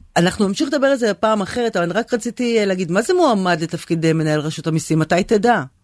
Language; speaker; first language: Hebrew; native; Hebrew